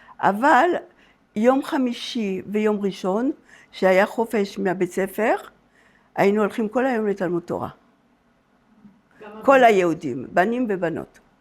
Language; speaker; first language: Hebrew; non-native, fluent; French